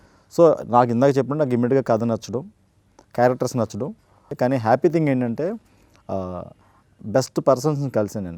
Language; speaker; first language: Telugu; native; Telugu